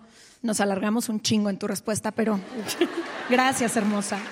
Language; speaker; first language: Spanish; native; Spanish